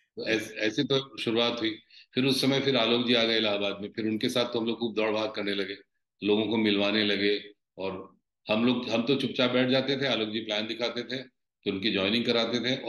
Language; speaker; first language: Hindi; native; Hindi